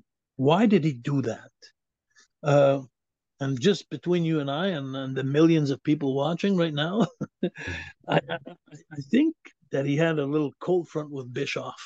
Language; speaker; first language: English; native; English